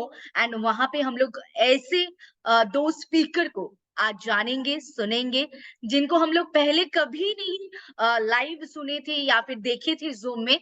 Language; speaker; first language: Hindi; native; Hindi